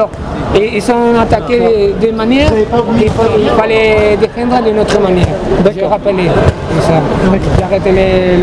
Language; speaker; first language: French; non-native, fluent; Spanish